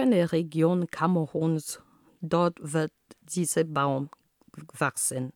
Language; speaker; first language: German; non-native, fluent; Ghomala